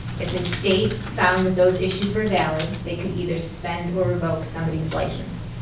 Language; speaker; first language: English; native; English